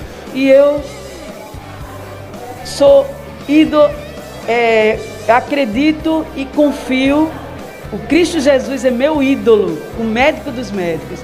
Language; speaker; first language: Portuguese; native; Portuguese